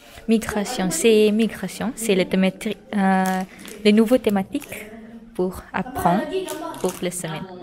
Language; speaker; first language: French; non-native, learner; Malay